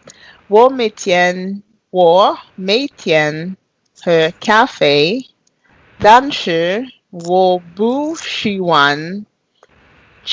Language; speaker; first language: Chinese; non-native, learner; French